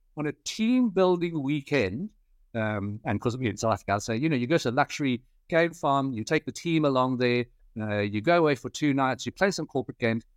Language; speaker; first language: English; native; English